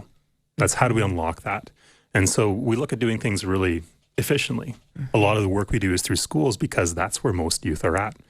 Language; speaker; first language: English; native; English